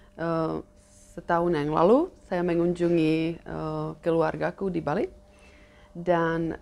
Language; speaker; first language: Indonesian; non-native, fluent; Czech